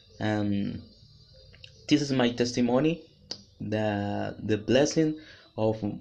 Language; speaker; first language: English; non-native, learner; Spanish